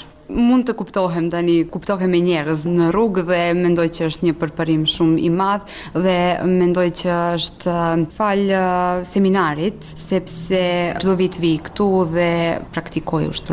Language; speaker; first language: Albanian; non-native, fluent; Serbian